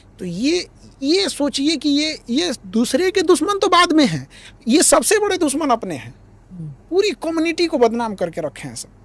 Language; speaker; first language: Hindi; native; Hindi